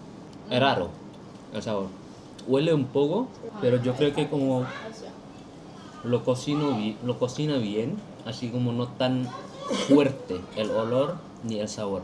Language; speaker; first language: Spanish; non-native, learner; Indonesian